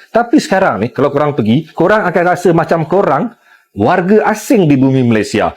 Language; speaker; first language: Malay; native; Malay